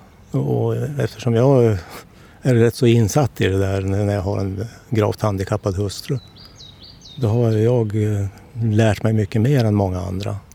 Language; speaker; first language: Swedish; native; Swedish